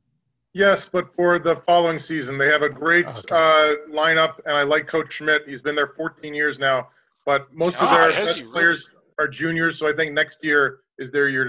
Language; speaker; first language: English; native; English